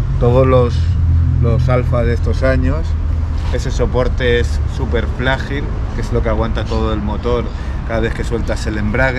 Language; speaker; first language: Spanish; native; Spanish